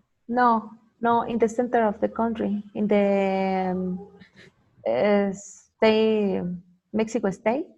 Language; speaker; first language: English; non-native, learner; Spanish